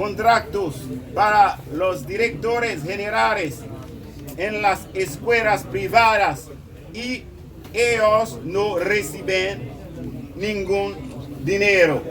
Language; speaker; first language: Spanish; non-native, local second language; Haitian Creole